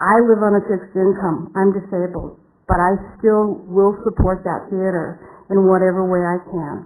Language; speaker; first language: English; native; English